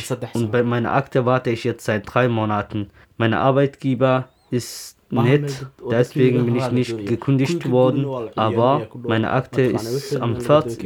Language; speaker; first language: German; non-native, learner; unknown